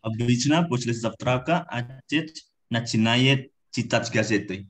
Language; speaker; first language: Russian; non-native, learner; Indonesian